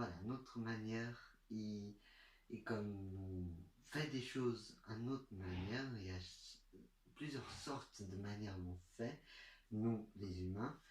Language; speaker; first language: French; non-native, learner; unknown